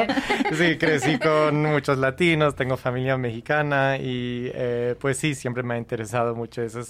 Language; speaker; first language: Spanish; non-native, fluent; English